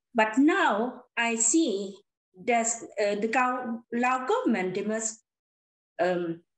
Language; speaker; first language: English; non-native, learner; Lao